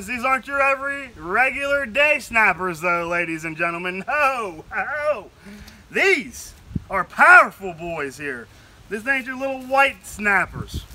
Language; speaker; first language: English; native; English